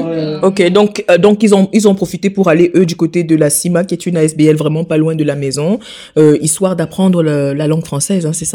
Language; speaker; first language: French; native; French